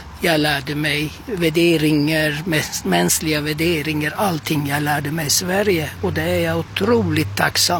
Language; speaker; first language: Swedish; non-native, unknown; Turkish